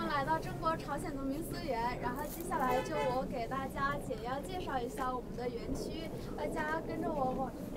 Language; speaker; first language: Chinese; non-native, local second language; Korean